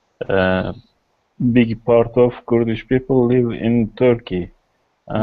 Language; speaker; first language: English; non-native, learner; Kurdish